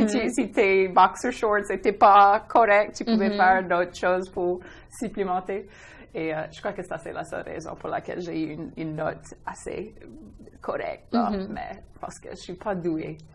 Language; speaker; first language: French; non-native, local second language; English